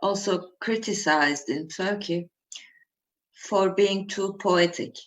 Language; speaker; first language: English; non-native, fluent; Turkish